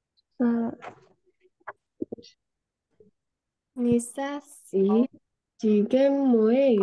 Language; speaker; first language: Korean; non-native, learner; Indonesian